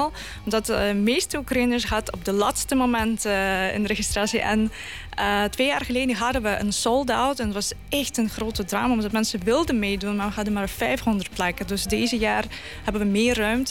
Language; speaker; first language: Dutch; non-native, fluent; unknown